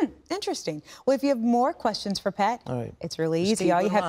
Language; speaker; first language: English; native; English